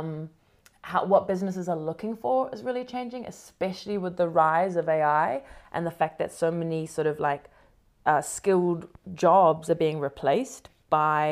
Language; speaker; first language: English; native; English